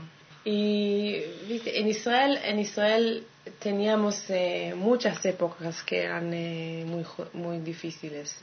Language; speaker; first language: Spanish; non-native, fluent; Hebrew